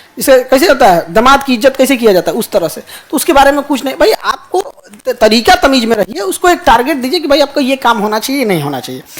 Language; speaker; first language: Hindi; native; Hindi